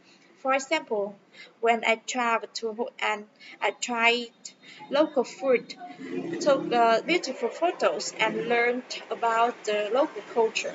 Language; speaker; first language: English; non-native, learner; Vietnamese